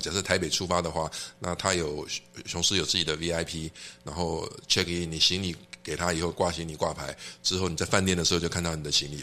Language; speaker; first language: Chinese; native; Chinese